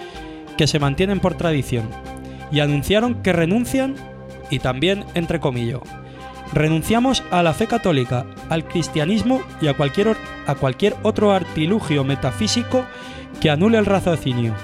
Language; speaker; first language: Spanish; native; Spanish